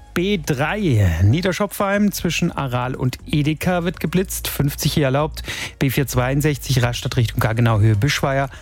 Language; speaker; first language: German; native; German